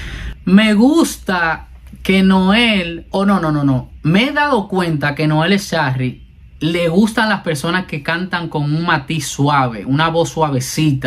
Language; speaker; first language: Spanish; native; Spanish